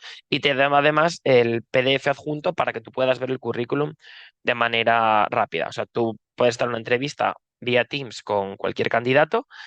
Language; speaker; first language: Spanish; native; Spanish